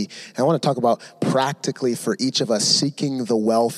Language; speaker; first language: English; native; English